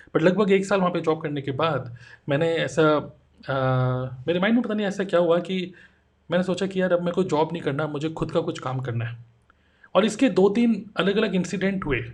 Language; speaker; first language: Hindi; native; Hindi